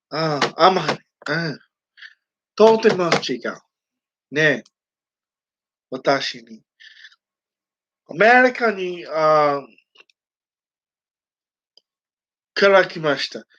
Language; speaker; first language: Japanese; non-native, learner; English